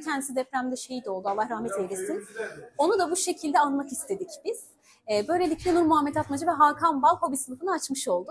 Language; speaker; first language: Turkish; native; Turkish